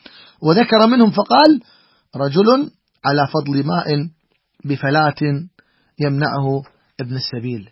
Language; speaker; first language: Arabic; native; Arabic